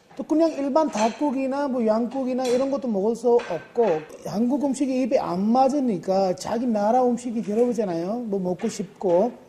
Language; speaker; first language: Korean; non-native, fluent; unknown